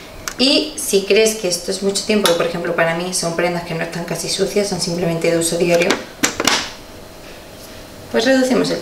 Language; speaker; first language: Spanish; native; Spanish